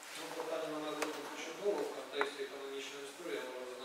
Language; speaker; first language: Ukrainian; native; Ukrainian